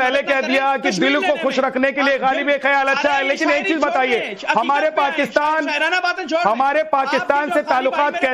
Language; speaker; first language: Hindi; native; Hindi